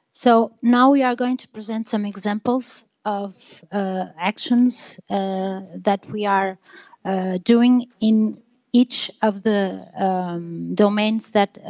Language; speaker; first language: English; non-native, fluent; Portuguese